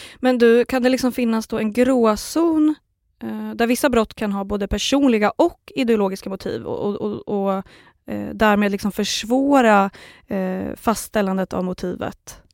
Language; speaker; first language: Swedish; native; Swedish